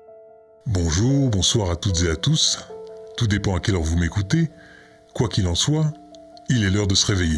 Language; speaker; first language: French; native; French